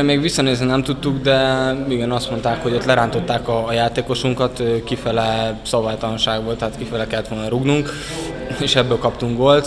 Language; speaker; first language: Hungarian; native; Hungarian